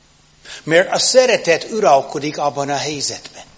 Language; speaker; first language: Hungarian; non-native, fluent; English